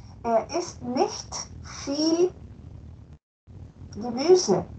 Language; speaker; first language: German; non-native, fluent; Spanish